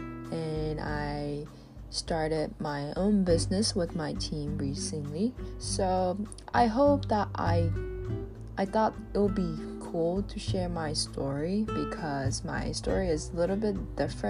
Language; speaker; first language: English; non-native, fluent; Japanese